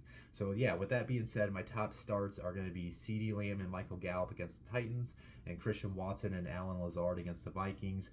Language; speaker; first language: English; native; English